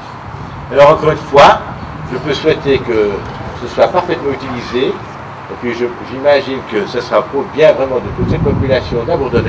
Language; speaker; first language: French; native; French